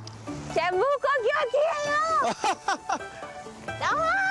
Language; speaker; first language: Korean; non-native, learner; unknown